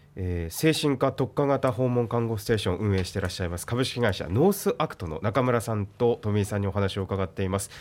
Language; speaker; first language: Japanese; native; Japanese